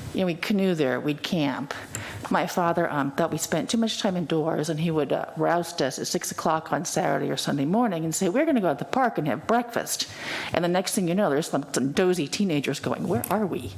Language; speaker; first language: English; native; English